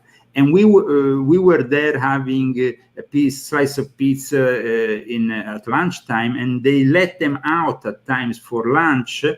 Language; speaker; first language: English; non-native, fluent; Italian